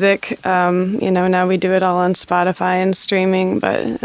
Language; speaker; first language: English; native; English